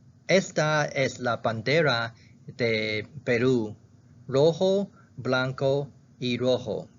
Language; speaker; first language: Spanish; non-native, learner; Chinese